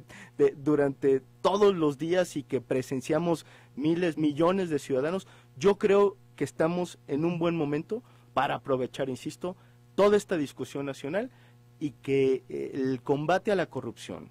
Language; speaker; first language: Spanish; native; Spanish